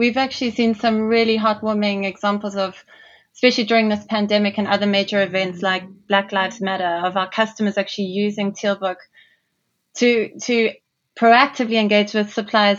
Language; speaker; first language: English; native; English